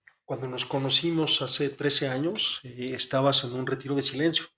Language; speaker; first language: Spanish; native; Spanish